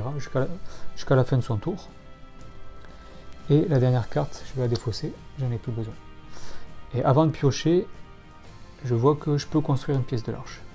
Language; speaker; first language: French; native; French